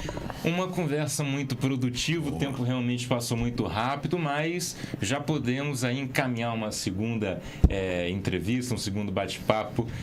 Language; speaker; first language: Portuguese; native; Portuguese